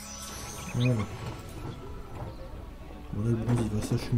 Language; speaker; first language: French; native; French